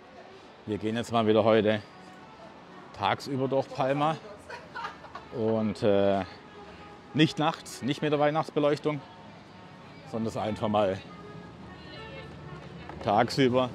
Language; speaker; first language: German; native; German